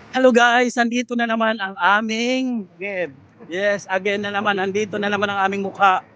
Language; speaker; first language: Filipino; non-native, local second language; Waray